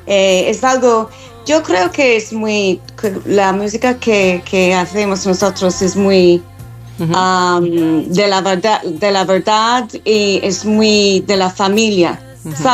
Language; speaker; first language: Spanish; non-native, fluent; English